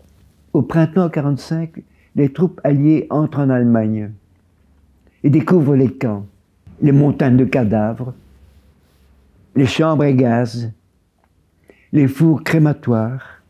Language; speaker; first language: French; native; French